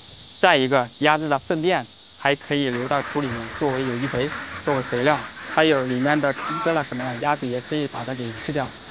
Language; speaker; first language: Chinese; native; Chinese